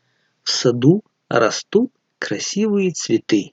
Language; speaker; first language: Russian; non-native, fluent; Tajik